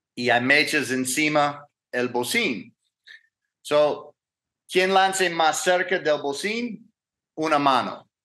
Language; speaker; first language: Spanish; non-native, learner; English